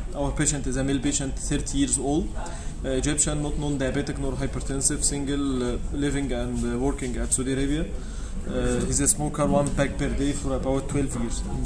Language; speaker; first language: English; non-native, fluent; Arabic